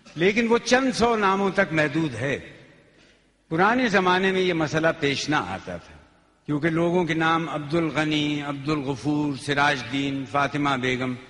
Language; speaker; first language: Urdu; native; Urdu